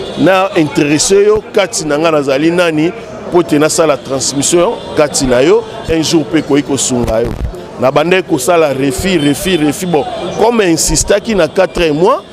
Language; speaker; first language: Lingala; native; Lingala